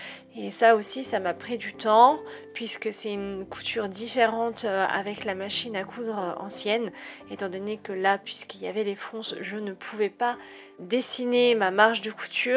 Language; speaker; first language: French; native; French